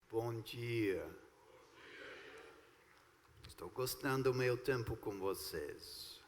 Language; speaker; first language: Portuguese; non-native, fluent; English